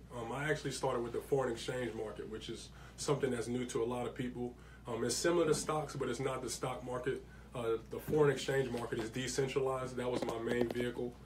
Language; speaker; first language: English; native; English